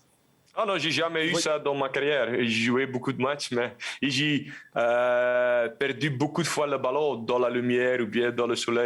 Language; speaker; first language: French; non-native, local second language; Dutch